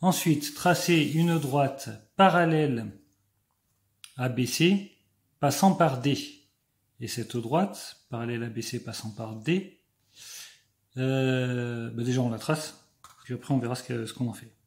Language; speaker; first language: French; native; French